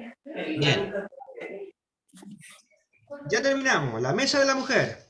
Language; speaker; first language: Spanish; native; Spanish